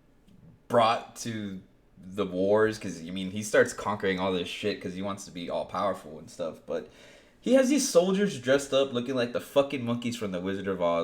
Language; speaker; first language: English; native; English